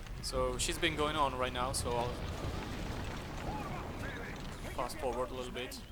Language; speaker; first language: English; non-native, fluent; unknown